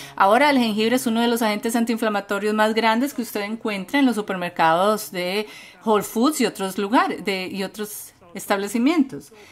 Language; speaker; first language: Spanish; non-native, fluent; English